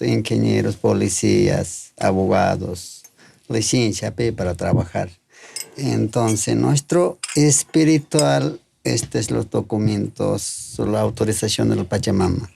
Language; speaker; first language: Spanish; non-native, local second language; Quechua